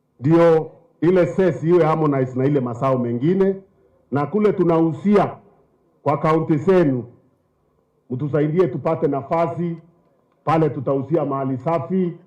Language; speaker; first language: Swahili; non-native, local second language; Meru